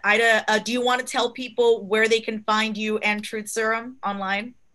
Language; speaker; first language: English; early bilingual, other home language; Spanish